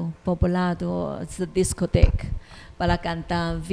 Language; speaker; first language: Spanish; non-native, learner; Chinese